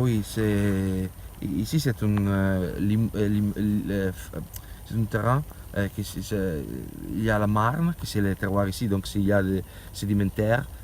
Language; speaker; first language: French; non-native, learner; Italian